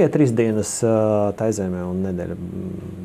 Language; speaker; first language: Latvian; non-native, local second language; Russian